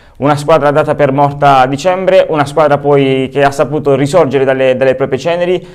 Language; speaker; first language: Italian; native; Italian